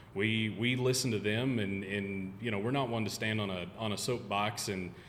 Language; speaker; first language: English; native; English